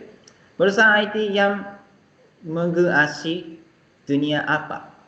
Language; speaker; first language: Indonesian; non-native, fluent; Japanese